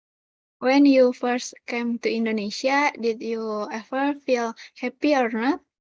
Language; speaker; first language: English; non-native, learner; Indonesian